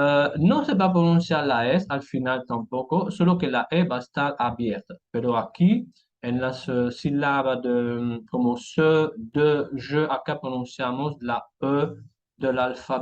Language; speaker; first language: Spanish; non-native, fluent; French